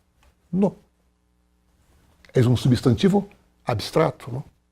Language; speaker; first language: Spanish; non-native, fluent; Portuguese